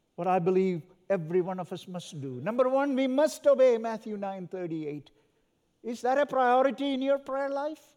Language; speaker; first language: English; non-native, local second language; Malayalam